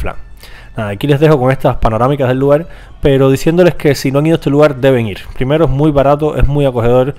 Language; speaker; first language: Spanish; native; Spanish